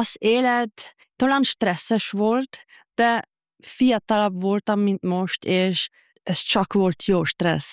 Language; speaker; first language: Hungarian; non-native, fluent; Japanese